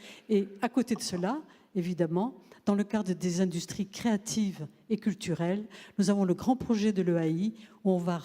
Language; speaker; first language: French; native; French